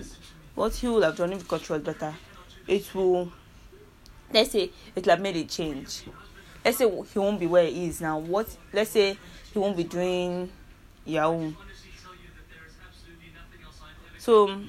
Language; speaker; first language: English; non-native, local second language; Yoruba